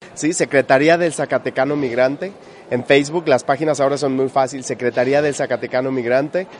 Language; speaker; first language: Spanish; native; Spanish